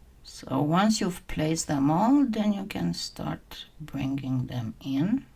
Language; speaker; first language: English; non-native, fluent; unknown